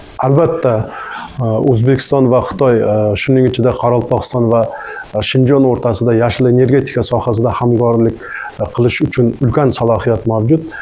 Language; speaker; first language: Uzbek; non-native, local second language; Kara-Kalpak